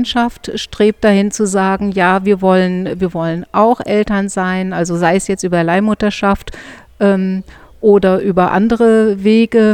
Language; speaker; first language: German; native; German